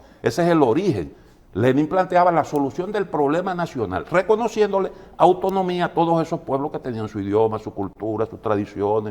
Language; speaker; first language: Spanish; native; Spanish